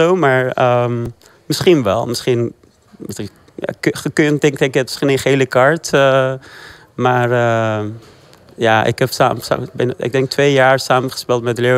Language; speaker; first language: Dutch; non-native, fluent; Persian